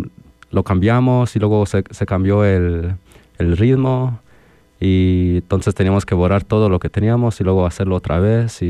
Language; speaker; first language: Spanish; early bilingual, heritage; Spanish